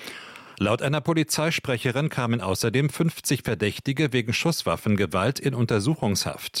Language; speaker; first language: German; native; German